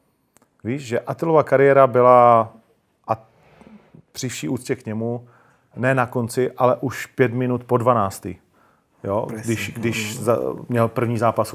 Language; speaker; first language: Czech; native; Czech